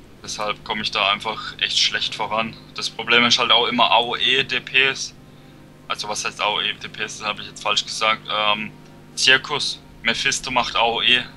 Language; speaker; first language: German; native; German